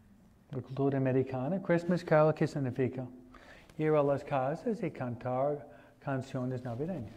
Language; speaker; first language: Spanish; non-native, fluent; English